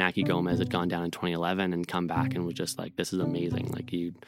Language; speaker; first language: English; native; English